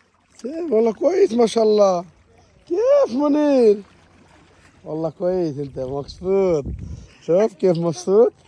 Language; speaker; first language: Arabic; non-native, learner; Bangla